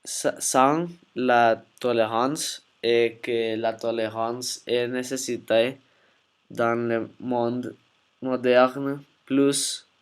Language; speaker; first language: French; non-native, learner; Spanish